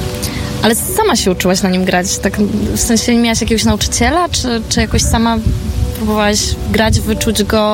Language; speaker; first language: Polish; native; Polish